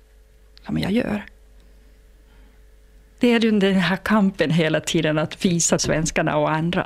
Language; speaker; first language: Swedish; non-native, fluent; Finnish